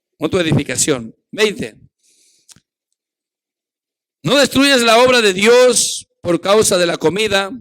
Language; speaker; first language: Spanish; native; Spanish